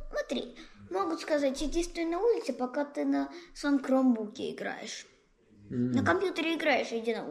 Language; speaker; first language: Russian; early bilingual, heritage; Russian